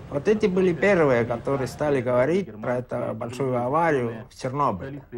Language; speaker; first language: Russian; native; Russian